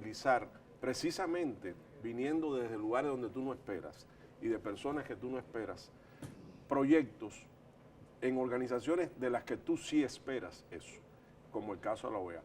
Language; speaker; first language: Spanish; native; Spanish